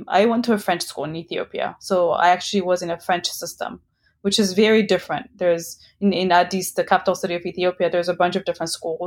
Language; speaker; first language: English; non-native, fluent; Amharic